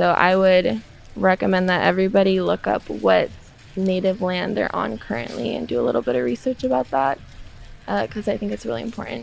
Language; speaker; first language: English; native; English